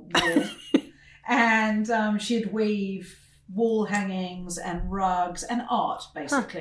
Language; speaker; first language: English; native; English